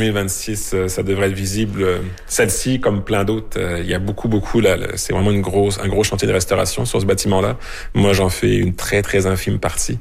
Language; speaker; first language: French; native; French